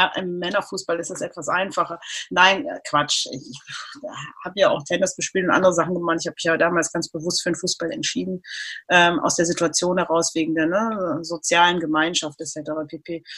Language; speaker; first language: German; native; German